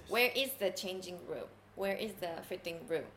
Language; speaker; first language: English; non-native, learner; Japanese